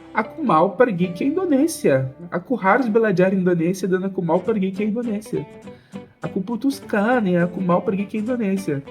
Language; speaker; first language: Indonesian; non-native, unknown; Portuguese